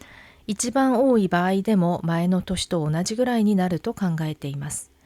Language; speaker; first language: Japanese; non-native, fluent; Korean